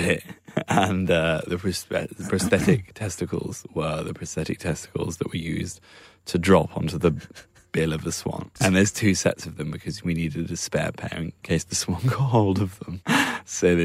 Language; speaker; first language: English; native; English